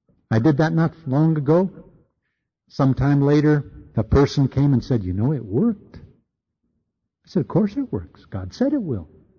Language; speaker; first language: English; native; English